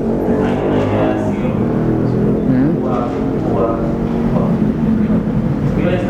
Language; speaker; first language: Arabic; non-native, learner; Indonesian